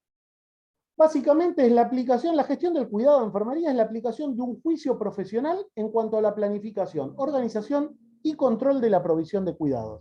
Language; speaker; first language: Spanish; native; Spanish